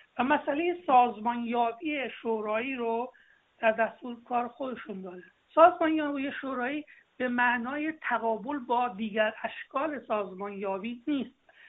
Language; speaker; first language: Persian; native; Persian